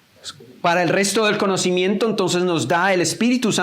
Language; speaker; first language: Spanish; native; Spanish